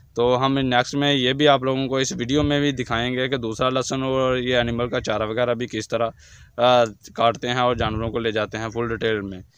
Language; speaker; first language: Urdu; non-native, local second language; Punjabi